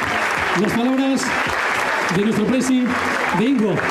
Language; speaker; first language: Spanish; native; Spanish